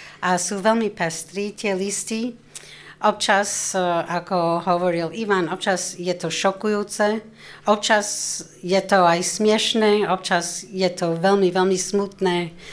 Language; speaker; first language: Slovak; non-native, fluent; English